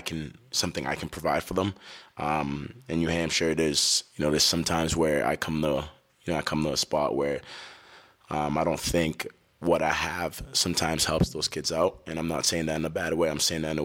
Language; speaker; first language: English; early bilingual, other home language; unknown